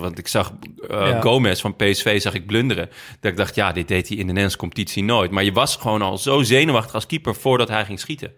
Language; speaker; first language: Dutch; native; Dutch